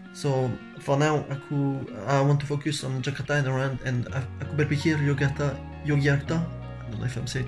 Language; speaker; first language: English; non-native, learner; French